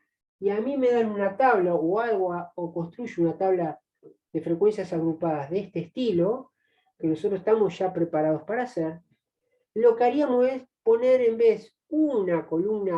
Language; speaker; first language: Spanish; native; Spanish